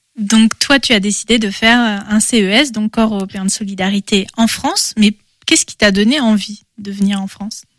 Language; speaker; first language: French; native; French